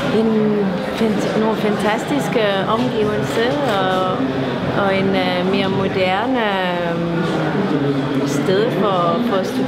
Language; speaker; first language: Danish; non-native, fluent; French